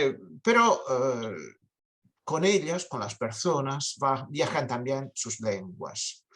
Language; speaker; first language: Spanish; non-native, fluent; Italian